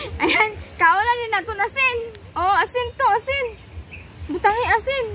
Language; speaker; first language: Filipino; non-native, local second language; Hiligaynon